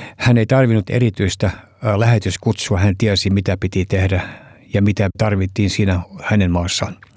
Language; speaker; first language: Finnish; early bilingual, heritage; Finnish